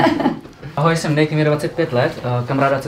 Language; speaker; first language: Czech; early bilingual, other home language; Vietnamese